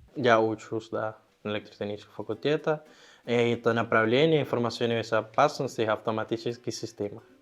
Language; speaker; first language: Russian; non-native, learner; Spanish